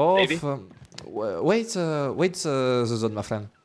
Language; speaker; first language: English; non-native, learner; French